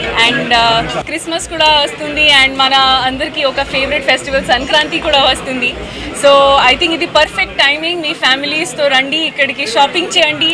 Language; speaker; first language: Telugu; non-native, learner; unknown